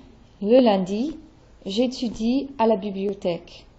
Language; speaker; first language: French; non-native, fluent; English